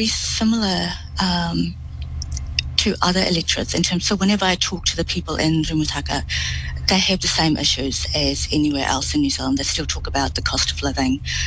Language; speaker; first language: English; native; English